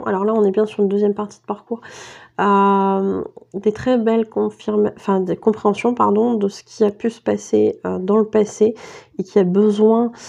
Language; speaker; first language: French; native; French